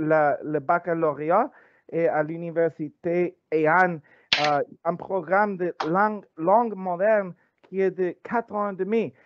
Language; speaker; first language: French; non-native, learner; English